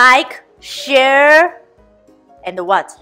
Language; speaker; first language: English; non-native, learner; Chinese